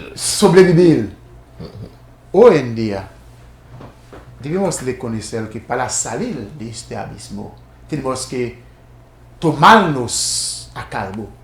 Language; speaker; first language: Spanish; non-native, fluent; Haitian Creole